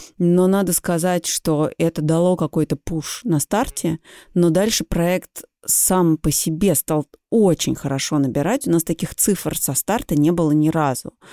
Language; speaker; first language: Russian; native; Russian